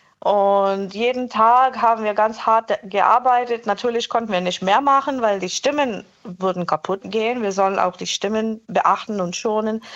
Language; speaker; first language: German; non-native, fluent; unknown